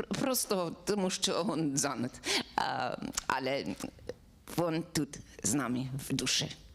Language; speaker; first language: Ukrainian; non-native, learner; English